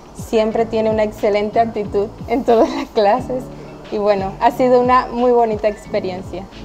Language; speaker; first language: Spanish; native; Spanish